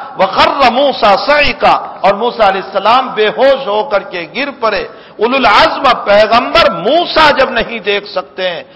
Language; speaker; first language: Urdu; native; Urdu